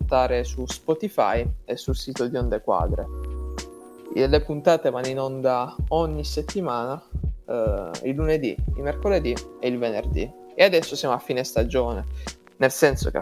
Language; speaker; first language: Italian; native; Italian